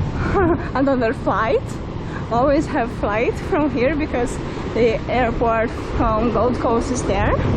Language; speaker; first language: English; non-native, learner; Portuguese